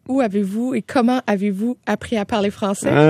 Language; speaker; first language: French; native; French